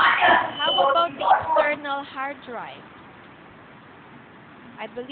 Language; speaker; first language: English; non-native, local second language; Filipino